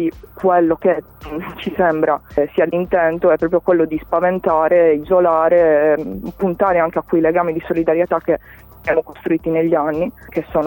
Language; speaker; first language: Italian; native; Italian